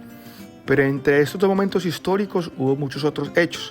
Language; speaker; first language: Spanish; native; Spanish